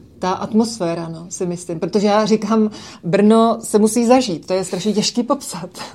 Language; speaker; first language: Czech; native; Czech